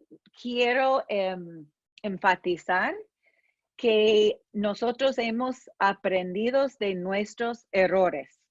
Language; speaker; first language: Spanish; non-native, fluent; English